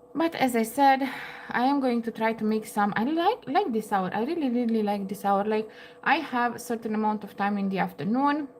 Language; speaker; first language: English; non-native, fluent; Romanian